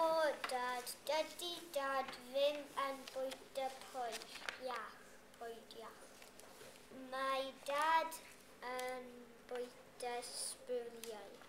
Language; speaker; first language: Welsh; non-native, local second language; English